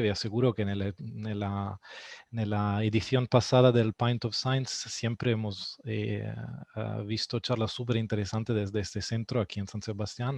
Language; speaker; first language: Spanish; non-native, fluent; Italian